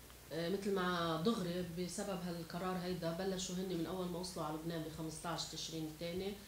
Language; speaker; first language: Arabic; native; Arabic